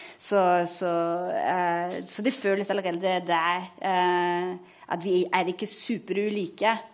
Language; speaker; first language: Norwegian; non-native, fluent; German